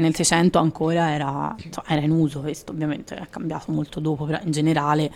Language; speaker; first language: Italian; native; Italian